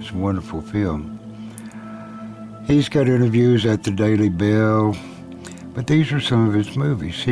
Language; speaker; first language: English; native; English